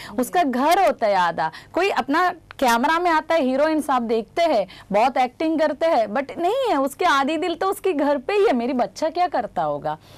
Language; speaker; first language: Hindi; non-native, local second language; Gujarati